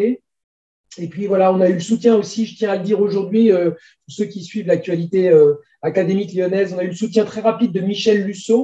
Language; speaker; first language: French; native; French